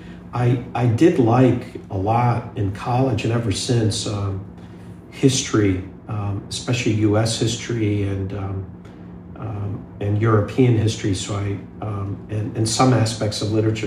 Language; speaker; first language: English; early bilingual, other home language; Hindi